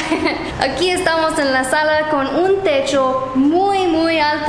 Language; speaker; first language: Spanish; non-native, learner; English